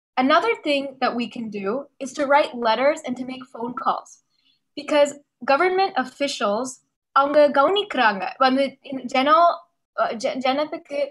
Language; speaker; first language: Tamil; early bilingual, heritage; Tamil